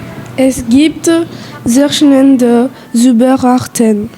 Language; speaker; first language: German; non-native, learner; French